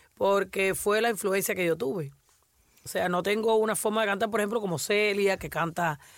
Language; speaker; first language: Spanish; native; Spanish